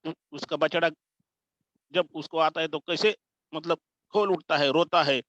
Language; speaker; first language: Hindi; non-native, local second language; Marathi